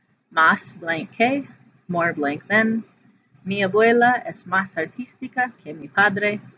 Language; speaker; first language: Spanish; non-native, fluent; English